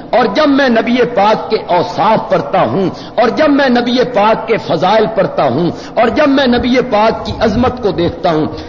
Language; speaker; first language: Urdu; native; Urdu